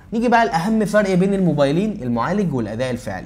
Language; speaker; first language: Arabic; native; Arabic